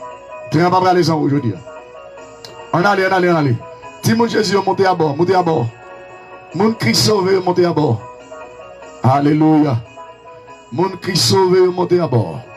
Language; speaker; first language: French; non-native, local second language; Haitian Creole